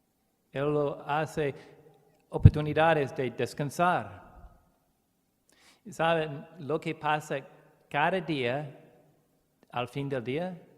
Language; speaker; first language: Spanish; non-native, learner; English